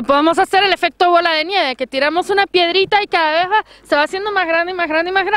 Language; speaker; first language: Spanish; native; Spanish